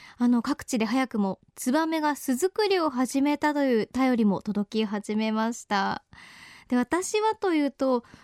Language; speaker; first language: Japanese; native; Japanese